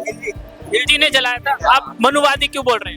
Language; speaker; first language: Hindi; native; Hindi